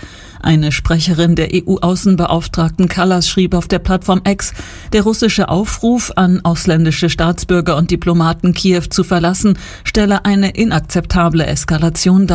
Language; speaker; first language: German; native; German